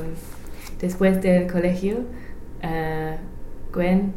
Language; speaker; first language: Spanish; non-native, learner; English